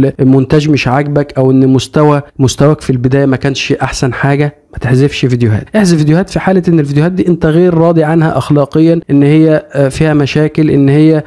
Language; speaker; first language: Arabic; native; Arabic